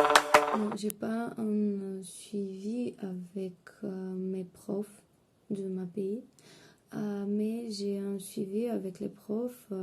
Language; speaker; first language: French; non-native, fluent; Bulgarian